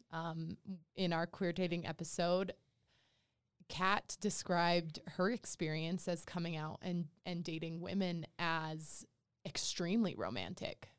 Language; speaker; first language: English; native; English